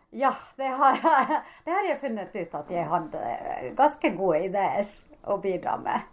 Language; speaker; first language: Norwegian; non-native, fluent; Finnish